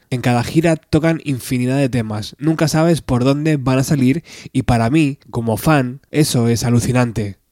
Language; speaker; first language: Spanish; native; Spanish